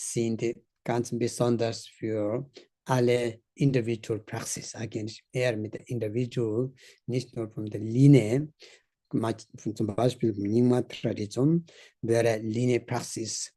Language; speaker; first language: German; non-native, learner; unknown